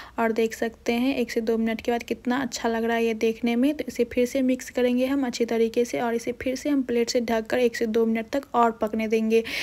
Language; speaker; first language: Hindi; native; Hindi